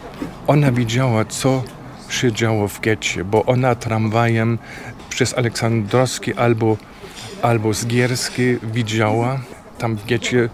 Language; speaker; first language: Polish; non-native, fluent; German